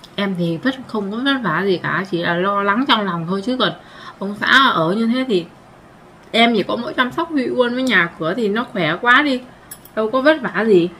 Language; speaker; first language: Vietnamese; native; Vietnamese